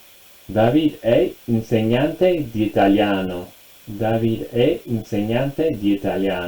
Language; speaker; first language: Italian; non-native, fluent; English